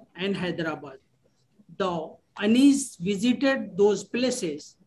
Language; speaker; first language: English; non-native, local second language; Urdu